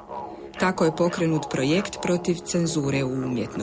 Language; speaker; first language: Croatian; native; Croatian